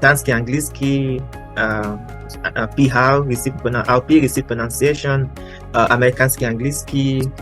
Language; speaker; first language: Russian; non-native, learner; English